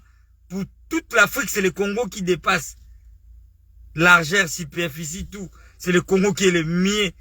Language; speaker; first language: French; non-native, local second language; Lingala